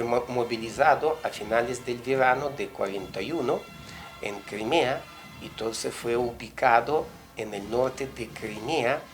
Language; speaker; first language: Spanish; non-native, fluent; Russian